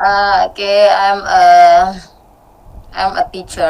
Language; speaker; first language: English; non-native, learner; Indonesian